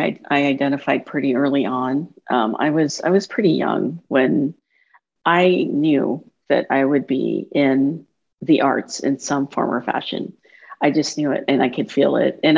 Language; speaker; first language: English; native; English